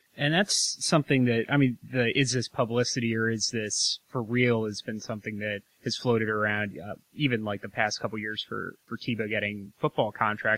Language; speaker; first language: English; native; English